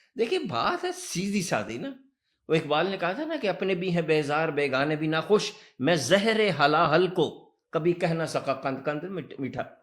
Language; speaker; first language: Urdu; early bilingual, heritage; Urdu